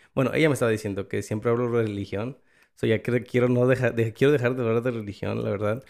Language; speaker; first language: Spanish; early bilingual, heritage; Spanish